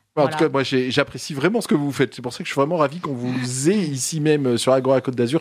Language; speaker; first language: French; native; French